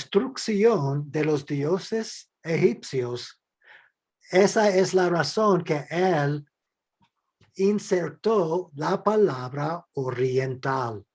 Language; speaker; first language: Spanish; non-native, fluent; English